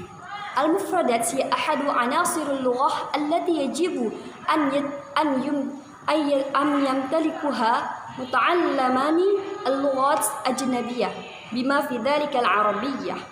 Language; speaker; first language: Arabic; non-native, learner; Indonesian